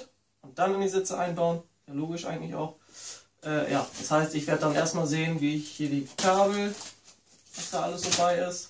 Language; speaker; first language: German; native; German